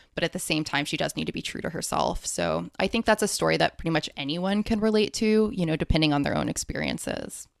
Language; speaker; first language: English; early bilingual, other home language; Hindi